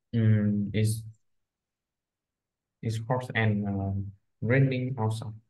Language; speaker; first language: English; non-native, learner; Vietnamese